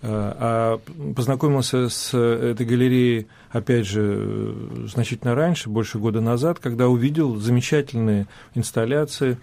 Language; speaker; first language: Russian; native; Russian